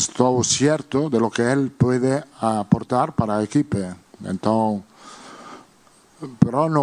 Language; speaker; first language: Portuguese; non-native, learner; Spanish